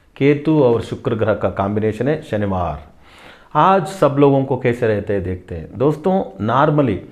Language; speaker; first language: Hindi; non-native, local second language; Tamil